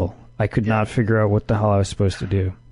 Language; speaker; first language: English; native; English